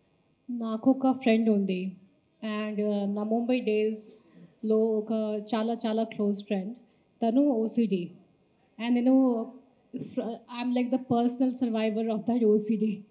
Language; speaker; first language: Telugu; non-native, fluent; Hindi